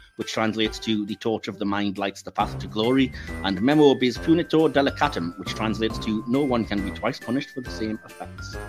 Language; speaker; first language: English; native; English